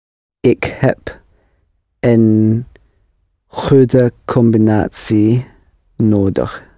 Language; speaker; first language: Dutch; non-native, learner; English